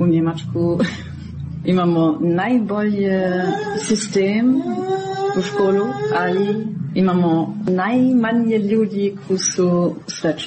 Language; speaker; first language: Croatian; non-native, learner; German